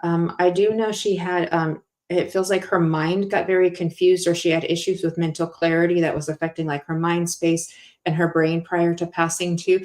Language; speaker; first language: English; native; English